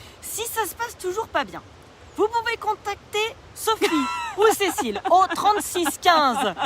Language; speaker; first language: French; native; French